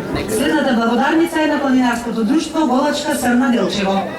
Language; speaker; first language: Macedonian; native; Macedonian